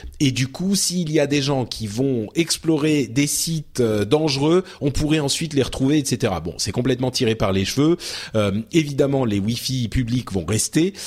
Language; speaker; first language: French; early bilingual, other home language; Arabic